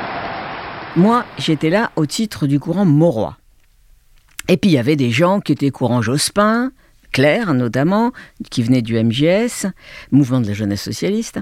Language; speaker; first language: French; native; French